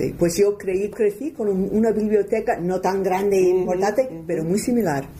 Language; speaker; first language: Spanish; non-native, fluent; English